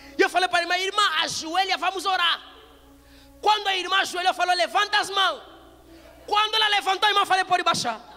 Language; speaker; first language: Portuguese; non-native, fluent; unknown